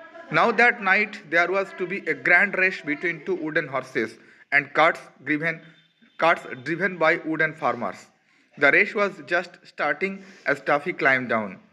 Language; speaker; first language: English; non-native, local second language; Bangla